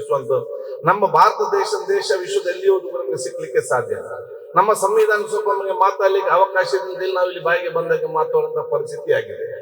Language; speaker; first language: Kannada; non-native, local second language; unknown